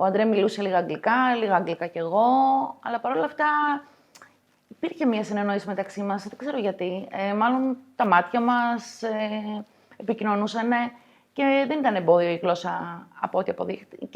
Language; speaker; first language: Greek; native; Greek